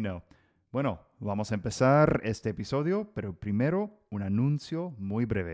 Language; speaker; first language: Spanish; non-native, fluent; English